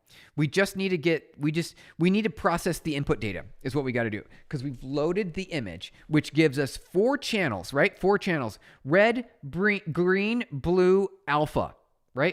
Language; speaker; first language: English; native; English